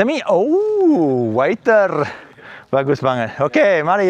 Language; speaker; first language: Indonesian; non-native, learner; English